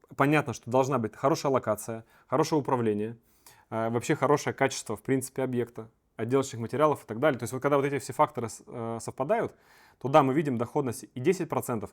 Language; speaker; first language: Russian; native; Russian